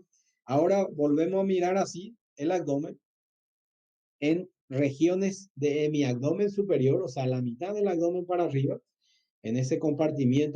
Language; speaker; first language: Spanish; native; Spanish